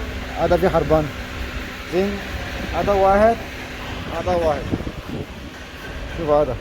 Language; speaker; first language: Arabic; non-native, learner; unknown